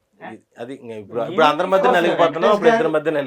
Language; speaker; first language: Telugu; native; Telugu